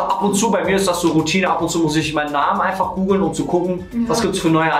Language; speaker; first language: German; native; German